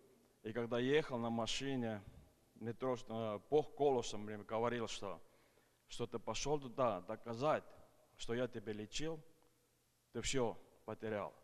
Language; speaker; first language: Russian; non-native, fluent; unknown